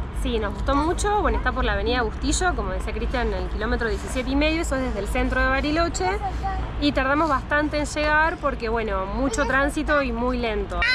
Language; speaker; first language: Spanish; native; Spanish